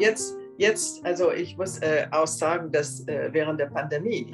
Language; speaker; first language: German; non-native, fluent; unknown